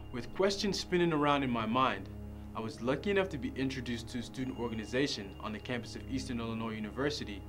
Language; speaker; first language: English; native; English